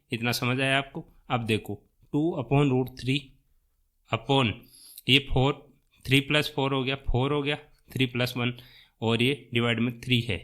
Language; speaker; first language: Hindi; native; Hindi